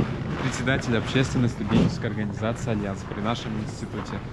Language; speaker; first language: Russian; native; Russian